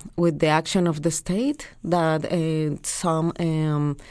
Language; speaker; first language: English; non-native, fluent; Spanish